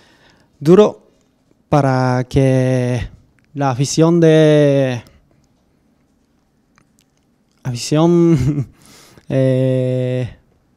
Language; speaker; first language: Spanish; non-native, learner; Japanese